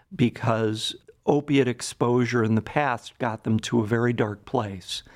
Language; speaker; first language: English; native; English